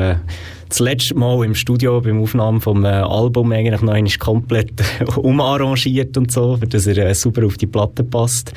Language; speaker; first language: German; native; German